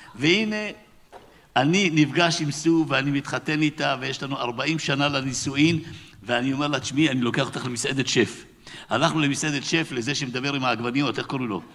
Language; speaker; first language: Hebrew; native; Hebrew